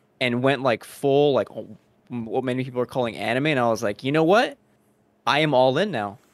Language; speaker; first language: English; early bilingual, other home language; Spanish